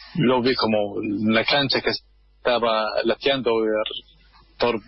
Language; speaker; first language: Spanish; non-native, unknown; Arabic